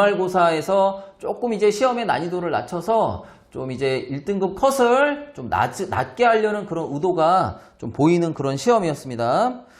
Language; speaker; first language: Korean; native; Korean